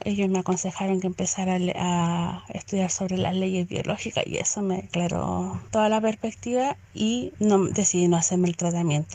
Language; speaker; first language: Spanish; native; Spanish